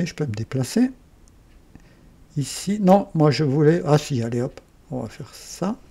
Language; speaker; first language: French; native; French